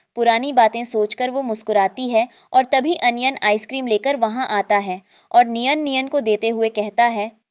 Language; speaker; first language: Hindi; native; Hindi